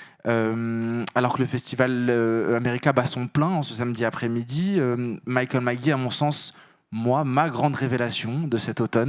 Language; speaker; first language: French; native; French